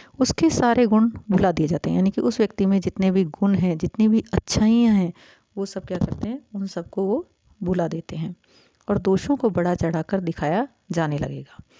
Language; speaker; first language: Hindi; native; Hindi